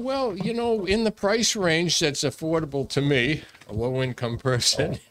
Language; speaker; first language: English; native; English